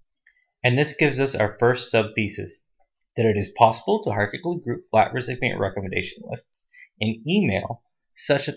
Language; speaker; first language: English; native; English